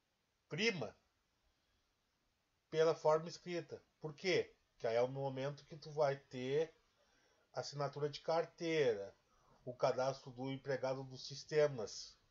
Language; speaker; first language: Portuguese; native; Portuguese